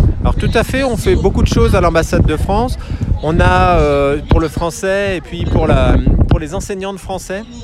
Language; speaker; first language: French; native; French